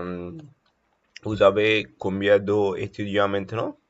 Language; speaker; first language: French; non-native, learner; Telugu